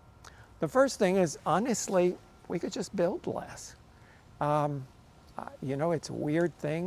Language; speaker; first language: English; native; English